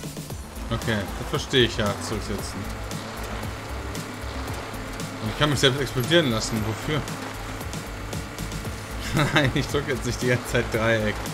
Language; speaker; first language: German; native; German